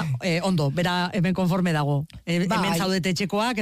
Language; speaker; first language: Basque; native; Basque